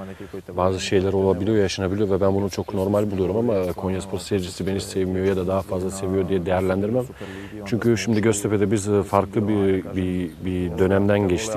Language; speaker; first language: Turkish; native; Turkish